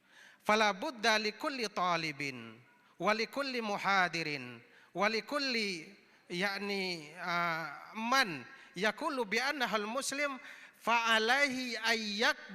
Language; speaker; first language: Arabic; non-native, fluent; Indonesian